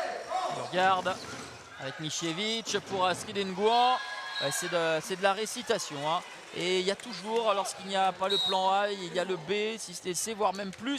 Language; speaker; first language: French; native; French